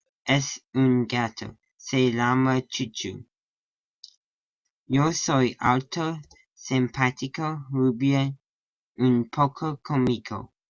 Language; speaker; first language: Spanish; non-native, learner; English